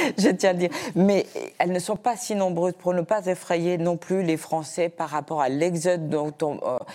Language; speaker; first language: French; early bilingual, other home language; Persian